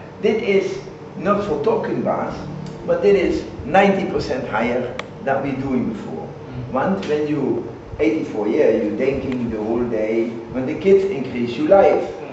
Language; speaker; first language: English; non-native, learner; Dutch